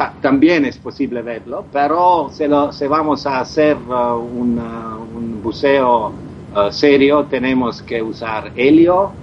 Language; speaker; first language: Spanish; non-native, learner; Croatian